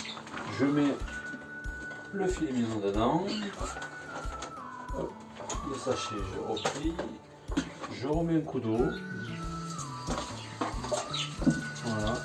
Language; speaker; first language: French; native; French